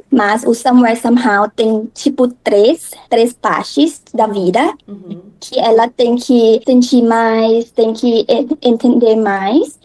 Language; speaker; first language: Portuguese; non-native, learner; Thai